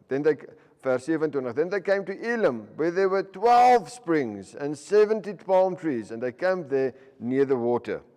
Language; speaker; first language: English; non-native, local second language; Afrikaans